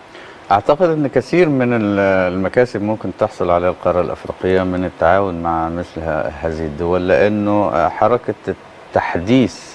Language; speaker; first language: Arabic; native; Arabic